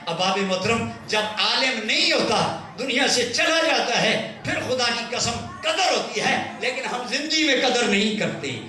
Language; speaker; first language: Urdu; non-native, local second language; Punjabi